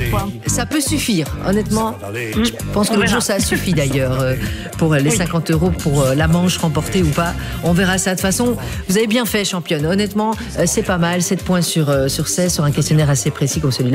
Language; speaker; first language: French; native; French